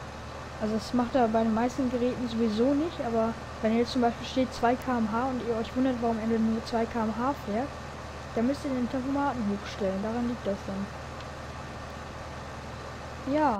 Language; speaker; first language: German; native; German